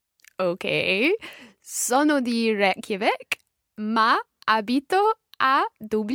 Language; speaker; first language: Italian; non-native, learner; English